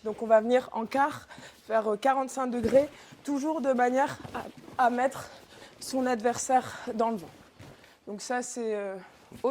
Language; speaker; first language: French; native; French